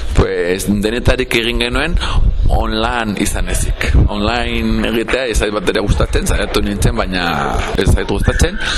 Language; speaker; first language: Basque; non-native, local second language; Spanish